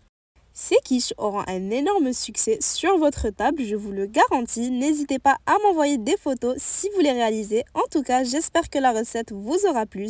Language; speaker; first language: French; native; French